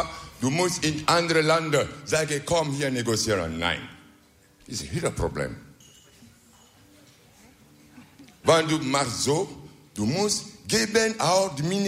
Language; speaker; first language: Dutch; non-native, learner; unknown